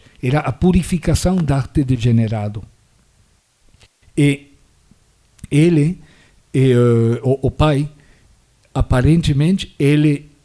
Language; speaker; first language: Portuguese; non-native, fluent; Spanish